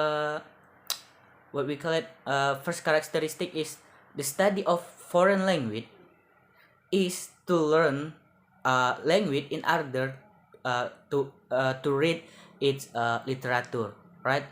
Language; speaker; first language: English; non-native, learner; Indonesian